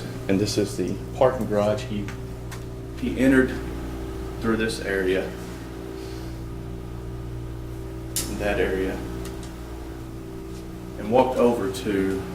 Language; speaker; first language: English; native; English